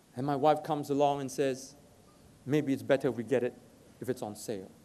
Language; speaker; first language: English; native; English